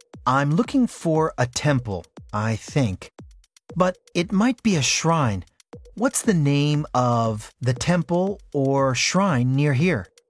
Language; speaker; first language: English; native; English